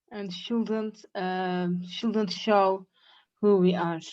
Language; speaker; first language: English; non-native, learner; Turkish